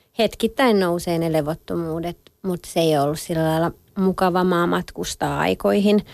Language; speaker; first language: Finnish; early bilingual, other home language; French